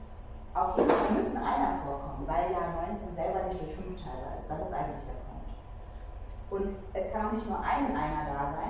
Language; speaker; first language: German; native; German